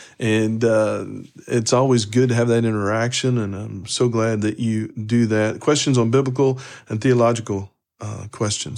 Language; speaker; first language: English; native; English